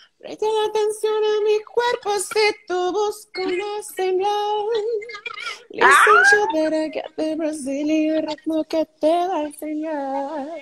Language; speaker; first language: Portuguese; native; Portuguese